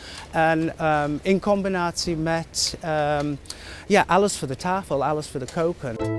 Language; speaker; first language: Dutch; non-native, fluent; English